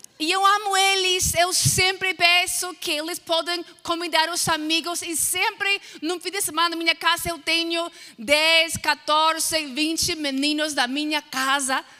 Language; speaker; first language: Portuguese; non-native, fluent; English